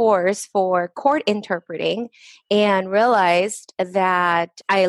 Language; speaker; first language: English; early bilingual, other home language; Spanish